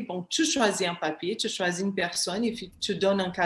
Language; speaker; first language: French; non-native, fluent; Portuguese